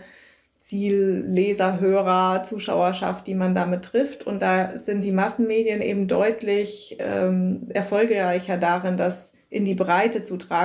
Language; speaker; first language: German; native; German